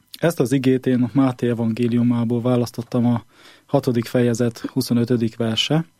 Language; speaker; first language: Hungarian; native; Hungarian